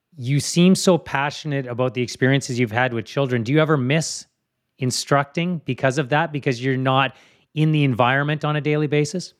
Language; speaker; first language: English; native; English